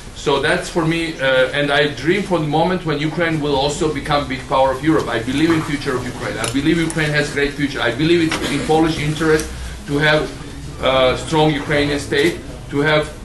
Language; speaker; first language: English; non-native, fluent; Georgian